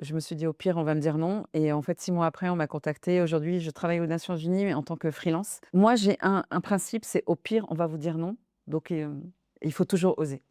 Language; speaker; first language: French; early bilingual, other home language; Arabic